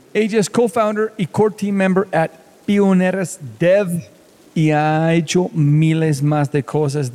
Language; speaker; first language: Spanish; non-native, fluent; English